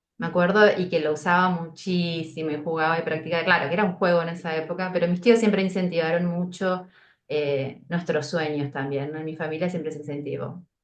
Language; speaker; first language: Spanish; native; Spanish